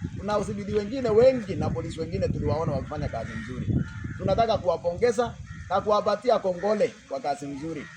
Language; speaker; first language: Swahili; non-native, local second language; Kalenjin